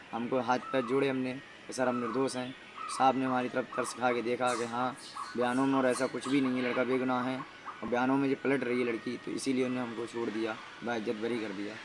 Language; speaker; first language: Hindi; native; Hindi